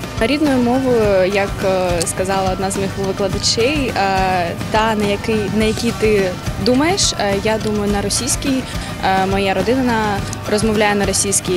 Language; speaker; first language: Ukrainian; non-native, local second language; Russian